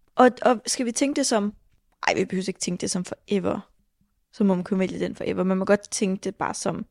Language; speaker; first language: Danish; native; Danish